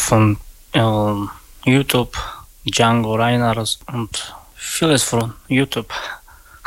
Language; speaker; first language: German; non-native, learner; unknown